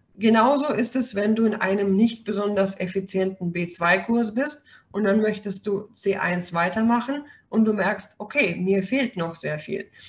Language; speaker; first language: German; non-native, fluent; Russian